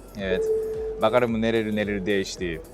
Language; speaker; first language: Turkish; non-native, fluent; Japanese